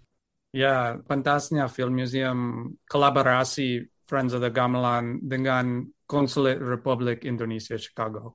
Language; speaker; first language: Indonesian; non-native, fluent; English